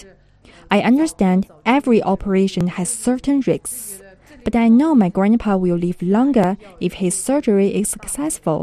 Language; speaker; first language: English; non-native, fluent; Chinese